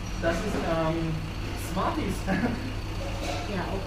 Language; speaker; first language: German; non-native, learner; Thai